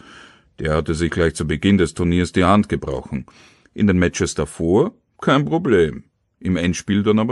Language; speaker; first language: German; native; German